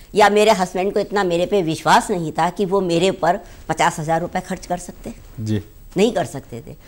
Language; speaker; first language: Hindi; native; Hindi